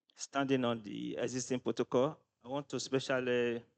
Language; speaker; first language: English; non-native, local second language; Yoruba